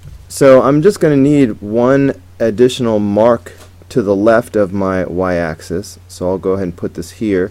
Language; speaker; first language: English; native; English